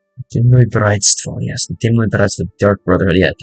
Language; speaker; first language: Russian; non-native, learner; English